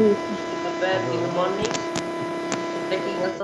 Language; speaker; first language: English; non-native, learner; Indonesian